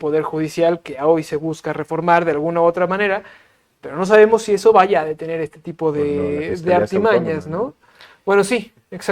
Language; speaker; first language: Spanish; native; Spanish